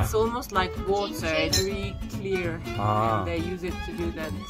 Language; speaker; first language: English; non-native, fluent; French